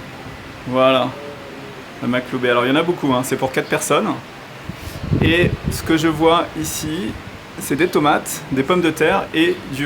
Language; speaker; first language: French; native; French